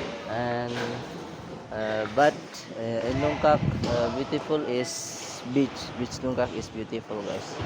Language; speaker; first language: English; non-native, learner; Indonesian